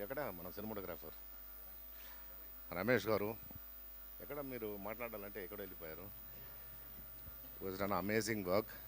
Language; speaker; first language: Telugu; non-native, local second language; Tamil